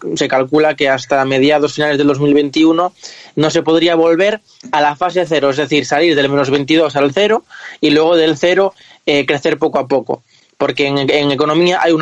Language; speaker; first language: Spanish; native; Spanish